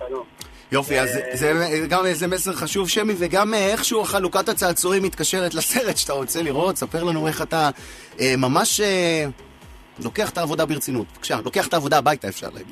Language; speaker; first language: Hebrew; native; Hebrew